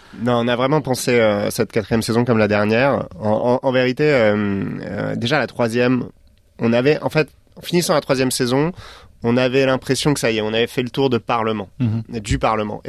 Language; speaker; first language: French; native; French